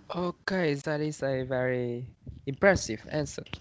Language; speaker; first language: English; non-native, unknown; Vietnamese